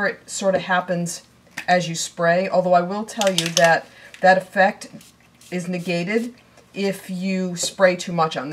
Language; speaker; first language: English; native; English